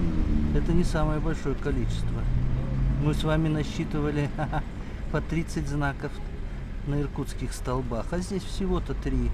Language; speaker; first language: Russian; native; Russian